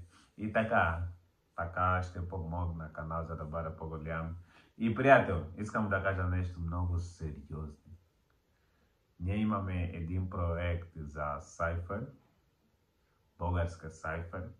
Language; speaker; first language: Bulgarian; non-native, learner; Portuguese